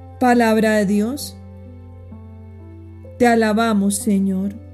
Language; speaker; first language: Spanish; native; Spanish